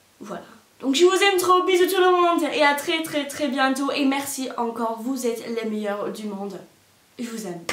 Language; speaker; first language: French; non-native, fluent; English